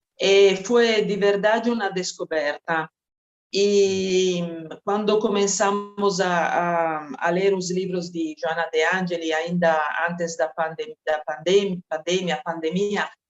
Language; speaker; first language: Portuguese; non-native, fluent; Italian